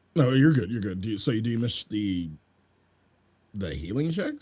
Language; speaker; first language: English; native; English